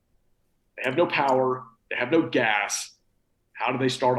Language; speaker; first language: English; native; English